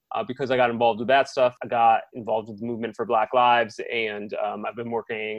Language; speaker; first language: English; native; English